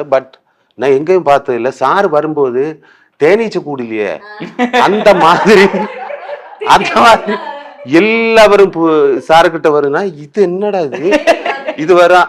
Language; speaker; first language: Tamil; non-native, learner; Malayalam